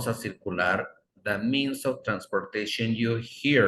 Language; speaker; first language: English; non-native, fluent; Spanish